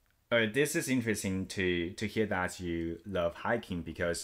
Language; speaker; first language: English; non-native, fluent; Chinese